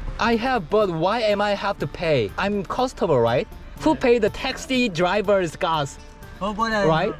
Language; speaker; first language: English; non-native, learner; Korean